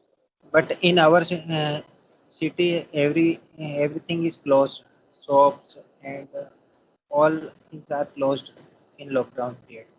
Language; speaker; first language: English; non-native, learner; Hindi